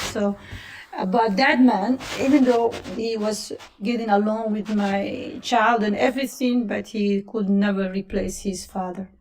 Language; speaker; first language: English; non-native, fluent; Italian